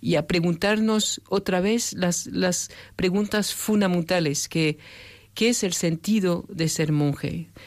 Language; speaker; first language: Spanish; non-native, fluent; French